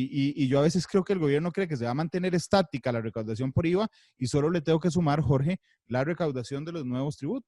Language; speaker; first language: Spanish; native; Spanish